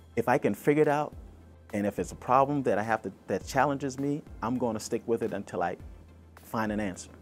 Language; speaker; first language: English; native; English